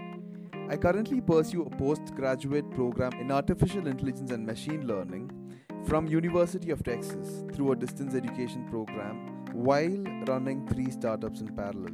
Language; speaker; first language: English; non-native, local second language; Malayalam